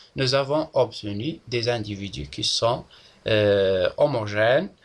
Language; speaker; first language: French; non-native, local second language; Arabic